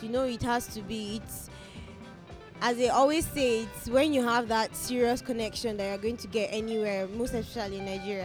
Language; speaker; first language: English; non-native, local second language; Hausa